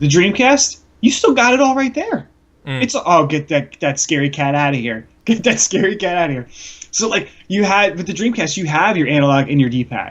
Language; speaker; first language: English; native; English